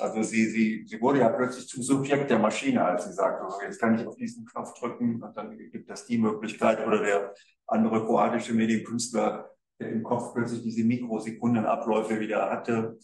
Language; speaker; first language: German; native; German